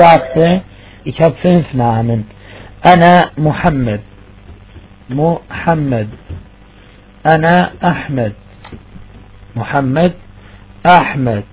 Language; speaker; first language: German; non-native, fluent; Arabic